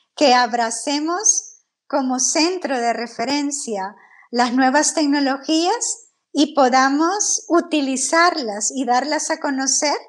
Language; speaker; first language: Spanish; native; Spanish